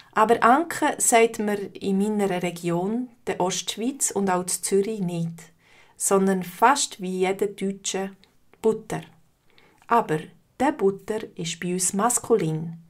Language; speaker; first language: German; native; German